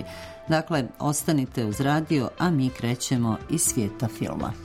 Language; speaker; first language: Croatian; native; Croatian